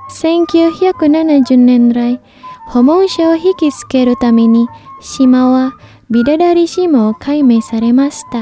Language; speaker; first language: Japanese; non-native, fluent; Indonesian